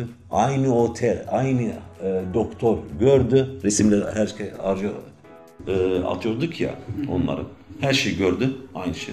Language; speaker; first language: Turkish; non-native, learner; Arabic